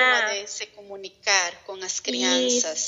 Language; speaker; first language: Portuguese; non-native, learner; Spanish